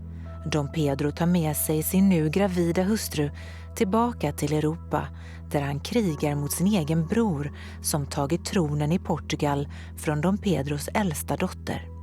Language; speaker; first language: Swedish; native; Swedish